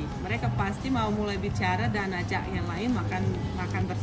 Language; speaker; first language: Indonesian; non-native, fluent; Russian